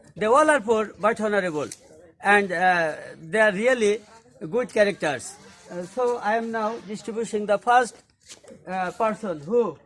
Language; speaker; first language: English; non-native, learner; Bangla